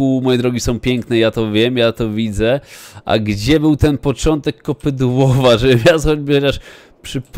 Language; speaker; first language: Polish; native; Polish